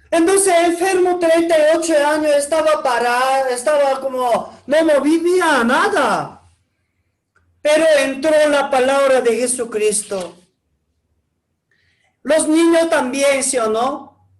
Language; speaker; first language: Spanish; non-native, learner; Korean